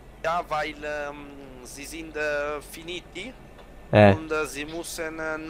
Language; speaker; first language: German; non-native, learner; Italian